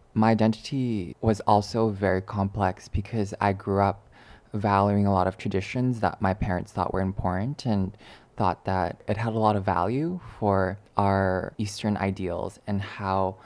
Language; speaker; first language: English; early bilingual, other home language; Chinese